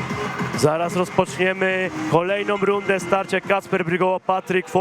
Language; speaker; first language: Polish; native; Polish